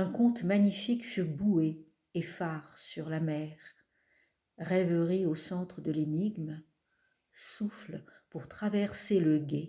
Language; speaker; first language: French; native; French